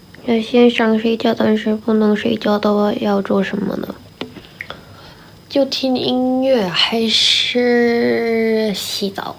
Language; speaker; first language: Chinese; non-native, learner; Korean